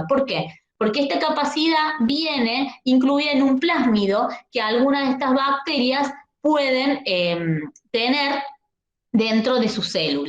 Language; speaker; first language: Spanish; native; Spanish